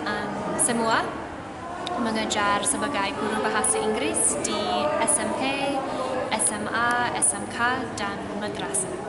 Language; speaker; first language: Indonesian; non-native, learner; English